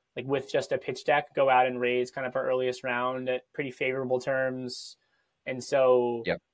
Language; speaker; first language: English; native; English